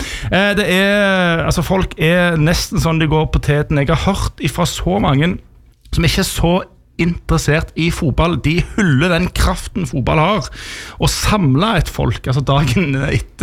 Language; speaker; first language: Norwegian; native; Norwegian